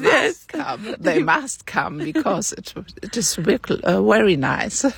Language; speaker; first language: English; non-native, learner; German